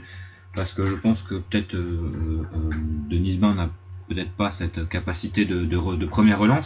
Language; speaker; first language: French; native; French